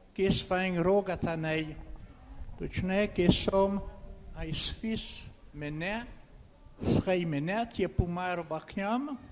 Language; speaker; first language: Khmer; non-native, fluent; French